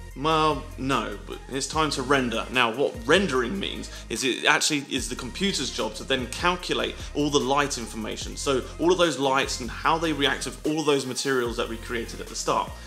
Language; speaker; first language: English; native; English